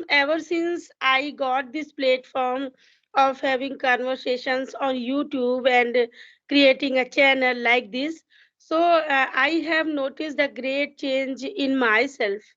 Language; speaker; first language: English; non-native, local second language; Hindi